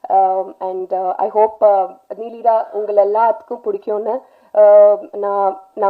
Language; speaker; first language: Tamil; non-native, learner; Telugu